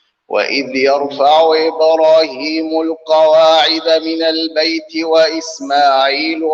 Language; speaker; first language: Arabic; native; Arabic